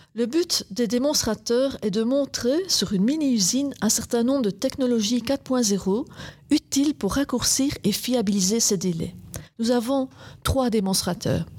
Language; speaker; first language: French; native; French